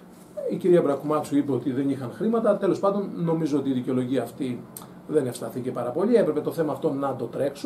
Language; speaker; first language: Greek; native; Greek